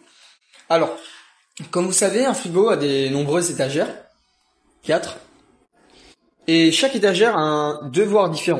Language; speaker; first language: French; non-native, fluent; Italian